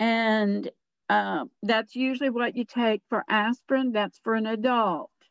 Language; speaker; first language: English; native; English